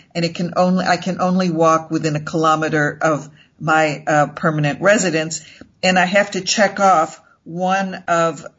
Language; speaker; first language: English; native; English